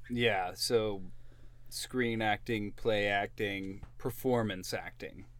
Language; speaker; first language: English; native; English